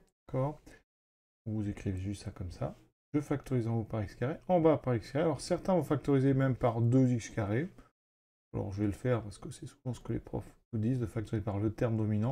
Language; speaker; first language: French; native; French